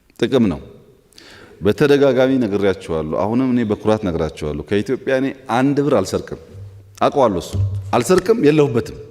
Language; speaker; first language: Amharic; non-native, local second language; Oromo